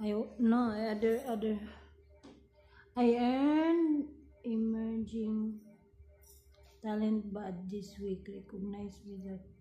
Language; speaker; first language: English; non-native, local second language; Filipino